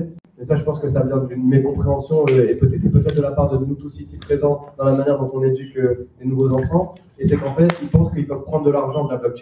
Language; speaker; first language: French; native; French